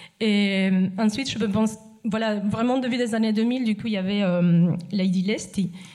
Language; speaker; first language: French; non-native, fluent; Spanish